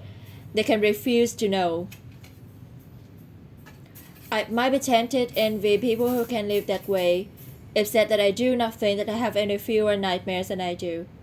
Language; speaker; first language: English; non-native, learner; Vietnamese